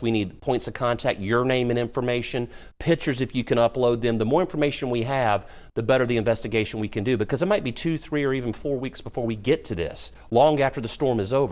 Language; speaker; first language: English; native; English